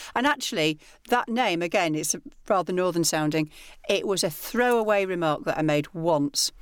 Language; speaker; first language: English; native; English